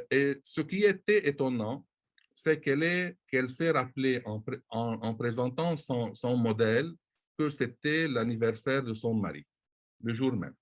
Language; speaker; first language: French; non-native, local second language; Arabic